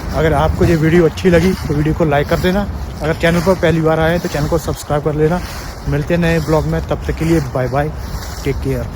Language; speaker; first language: Hindi; non-native, local second language; Punjabi